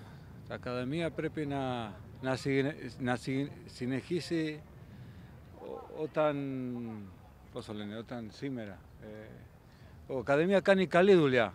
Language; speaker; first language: Greek; non-native, learner; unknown